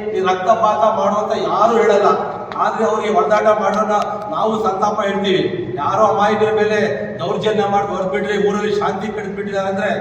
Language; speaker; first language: Kannada; non-native, local second language; Urdu